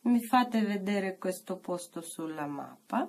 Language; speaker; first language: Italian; non-native, fluent; Russian